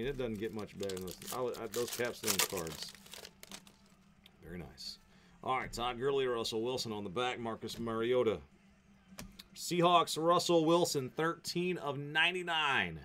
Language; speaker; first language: English; native; English